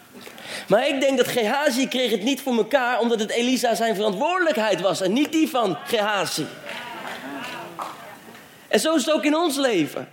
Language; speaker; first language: Dutch; native; Dutch